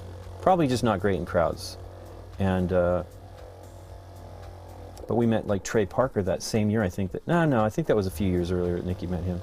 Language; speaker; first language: English; native; English